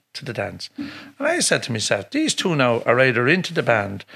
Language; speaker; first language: English; native; English